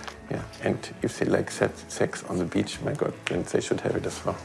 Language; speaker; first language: English; non-native, fluent; German